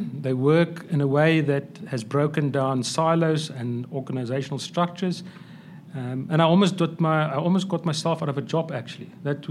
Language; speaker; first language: English; non-native, local second language; Afrikaans